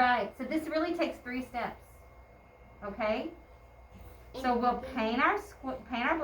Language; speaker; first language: English; native; English